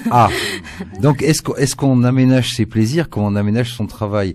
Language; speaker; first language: French; native; French